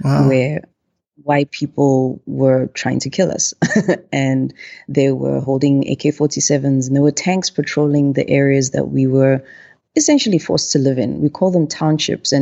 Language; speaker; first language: English; non-native, local second language; Zulu